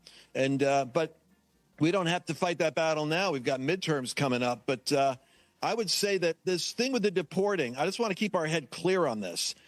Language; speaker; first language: English; native; English